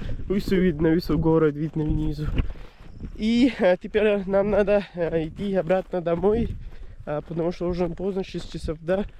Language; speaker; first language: Russian; non-native, learner; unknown